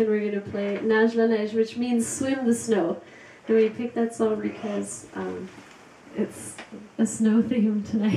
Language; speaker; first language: English; native; English